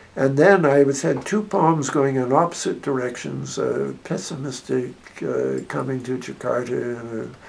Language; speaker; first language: English; native; English